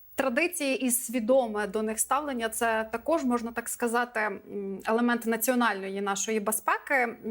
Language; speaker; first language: Ukrainian; native; Ukrainian